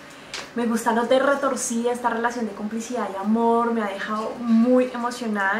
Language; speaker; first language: Spanish; native; Spanish